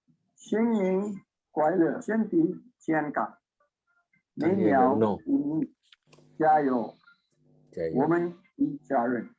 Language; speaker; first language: Chinese; non-native, learner; Indonesian